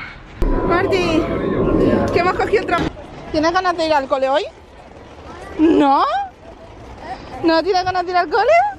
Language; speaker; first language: Spanish; native; Spanish